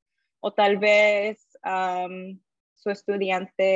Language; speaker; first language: Spanish; early bilingual, heritage; Spanish